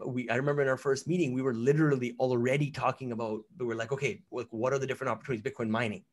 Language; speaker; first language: English; native; English